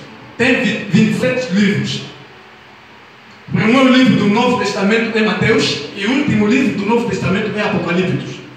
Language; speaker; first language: Portuguese; non-native, learner; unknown